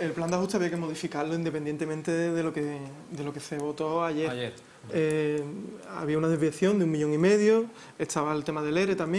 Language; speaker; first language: Spanish; native; Spanish